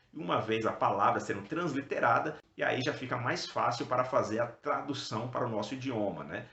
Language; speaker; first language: Portuguese; native; Portuguese